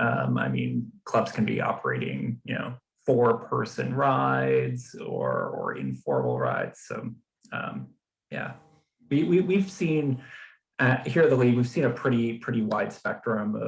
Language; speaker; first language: English; native; English